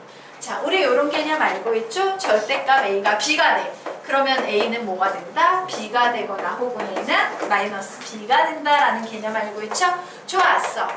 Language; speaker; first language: Korean; native; Korean